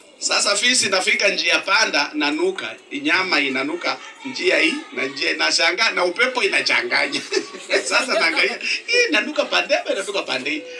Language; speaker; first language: Swahili; non-native, local second language; Luyia